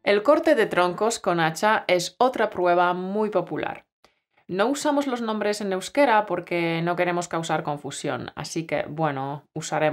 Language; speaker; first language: Spanish; native; Spanish